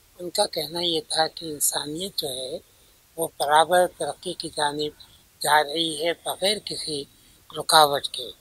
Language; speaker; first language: Urdu; native; Urdu